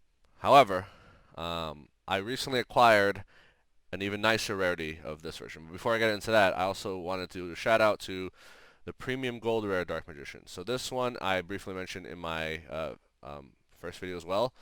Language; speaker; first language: English; native; English